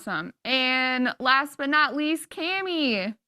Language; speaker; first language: English; native; English